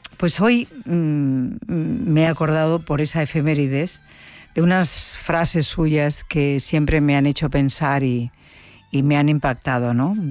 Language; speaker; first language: Spanish; native; Spanish